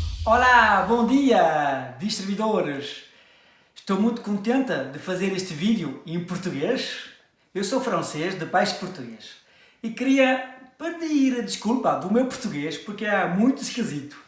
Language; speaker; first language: Portuguese; early bilingual, heritage; French